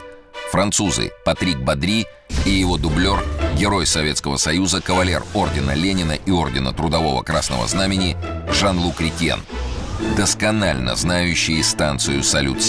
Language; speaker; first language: Russian; native; Russian